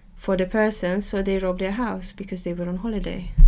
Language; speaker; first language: English; non-native, fluent; Hungarian